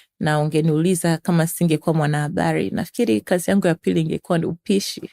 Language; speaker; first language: Swahili; native; Swahili